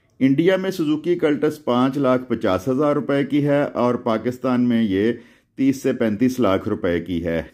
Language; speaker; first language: Urdu; non-native, local second language; Punjabi